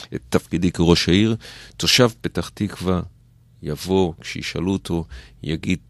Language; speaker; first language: Hebrew; native; Hebrew